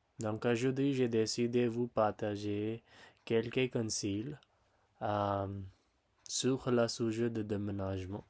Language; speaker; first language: French; non-native, learner; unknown